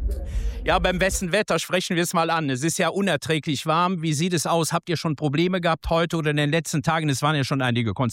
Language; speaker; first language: German; native; German